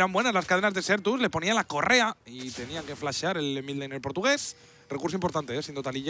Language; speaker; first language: Spanish; native; Spanish